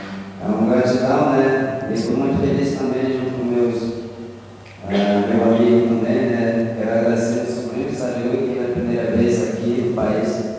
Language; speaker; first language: Portuguese; non-native, local second language; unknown